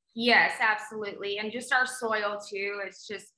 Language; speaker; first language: English; native; English